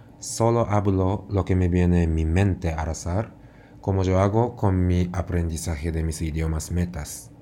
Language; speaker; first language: Spanish; non-native, fluent; Japanese